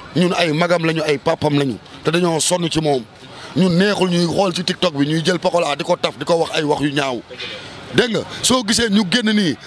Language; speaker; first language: Wolof; native; Wolof